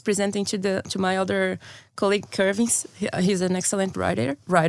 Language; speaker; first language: English; non-native, fluent; Portuguese